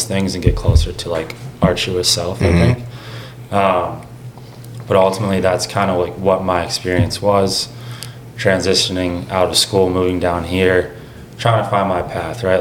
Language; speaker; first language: English; native; English